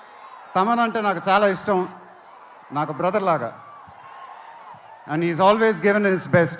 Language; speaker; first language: Telugu; native; Telugu